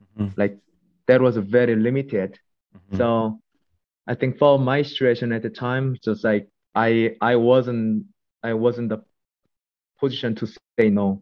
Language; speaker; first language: English; non-native, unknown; Korean